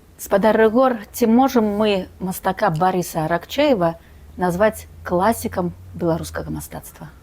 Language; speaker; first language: Belarusian; native; Belarusian